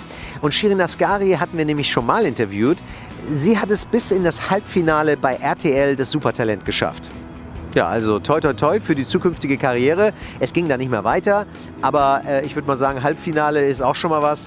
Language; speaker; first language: German; native; German